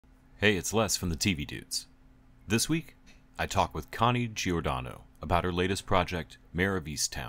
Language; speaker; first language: English; native; English